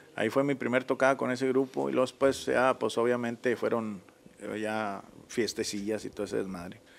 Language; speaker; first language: Spanish; native; Spanish